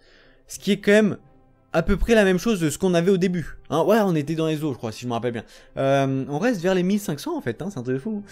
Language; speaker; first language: French; native; French